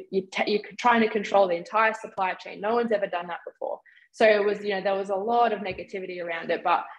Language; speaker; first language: English; native; English